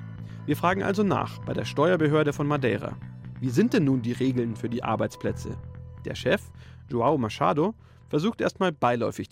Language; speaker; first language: German; native; German